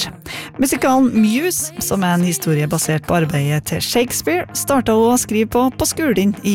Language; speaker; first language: Norwegian; native; Norwegian